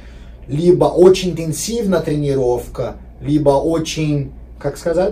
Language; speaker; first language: Russian; non-native, learner; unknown